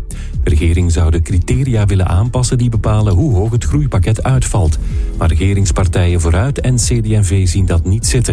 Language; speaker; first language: Dutch; native; Dutch